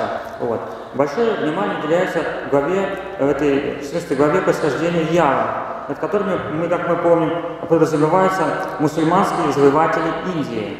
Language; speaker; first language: Russian; native; Russian